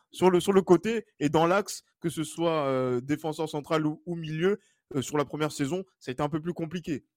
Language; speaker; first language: French; native; French